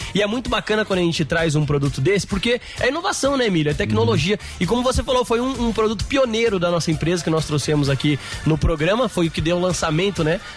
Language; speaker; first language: Portuguese; native; Portuguese